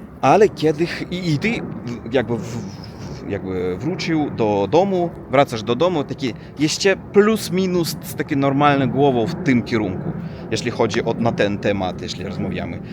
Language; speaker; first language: Polish; non-native, learner; Russian